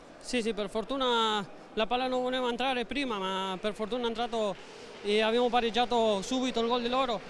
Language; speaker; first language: Italian; non-native, learner; Spanish